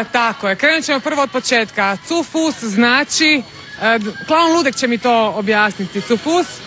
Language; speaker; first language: Croatian; native; Croatian